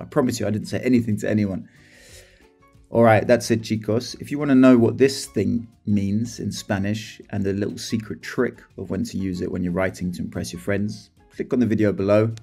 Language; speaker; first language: English; native; English